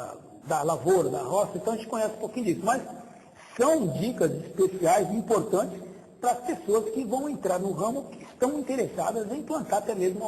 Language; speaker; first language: Portuguese; native; Portuguese